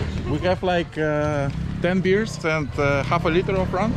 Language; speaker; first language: English; non-native, fluent; Polish